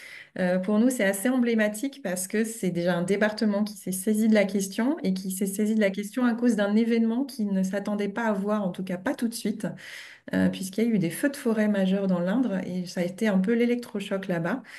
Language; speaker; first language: French; native; French